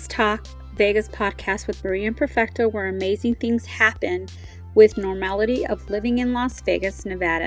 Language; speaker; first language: English; native; English